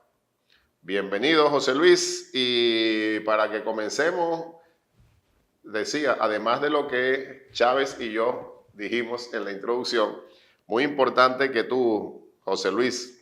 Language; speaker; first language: Spanish; native; Spanish